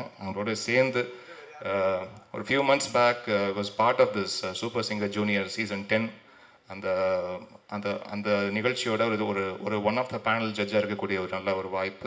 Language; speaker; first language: Tamil; native; Tamil